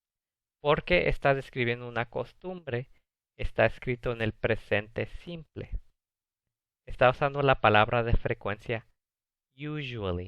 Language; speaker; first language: Spanish; early bilingual, other home language; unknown